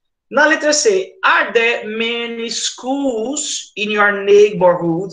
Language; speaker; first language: English; non-native, fluent; Portuguese